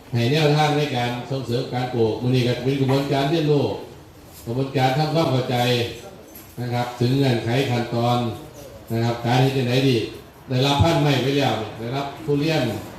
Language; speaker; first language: Thai; native; Thai